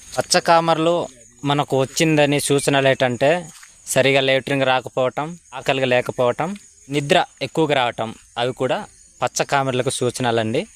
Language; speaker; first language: Telugu; non-native, local second language; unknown